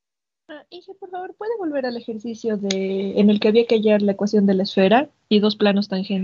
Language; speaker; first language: Spanish; native; Spanish